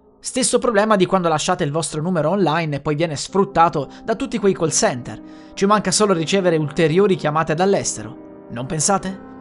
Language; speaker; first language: Italian; native; Italian